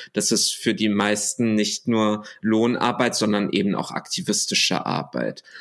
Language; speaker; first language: German; early bilingual, other home language; Arabic